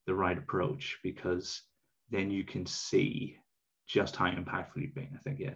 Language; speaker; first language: English; native; English